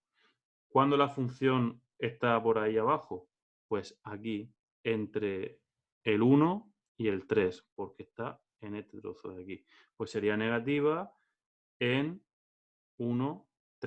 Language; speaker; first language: Spanish; native; Spanish